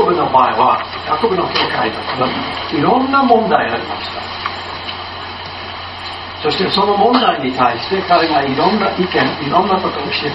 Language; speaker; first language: Japanese; non-native, learner; English